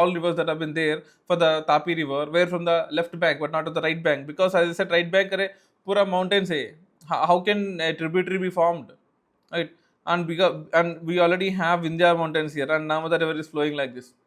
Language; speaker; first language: English; non-native, local second language; Telugu